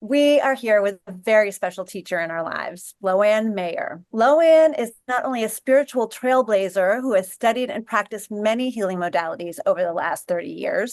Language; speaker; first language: English; native; English